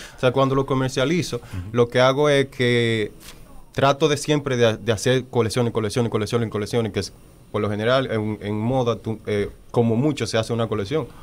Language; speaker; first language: Spanish; native; Spanish